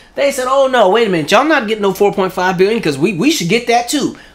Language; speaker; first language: English; native; English